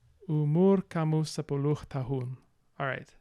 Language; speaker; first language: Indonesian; non-native, learner; English